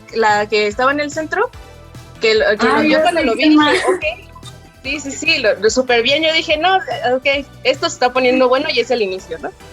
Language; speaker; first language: Spanish; native; Spanish